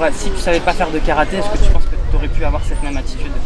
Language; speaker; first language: French; native; French